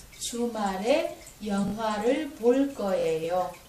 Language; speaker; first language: Korean; non-native, learner; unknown